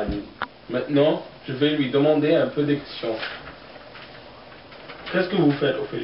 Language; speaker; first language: French; non-native, learner; English